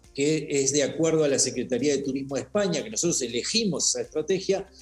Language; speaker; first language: Spanish; native; Spanish